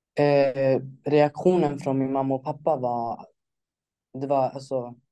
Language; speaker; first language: Swedish; early bilingual, other home language; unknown